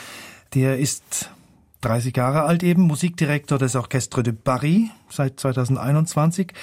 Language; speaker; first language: German; native; German